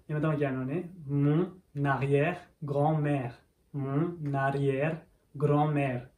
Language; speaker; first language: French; early bilingual, other home language; Sinhala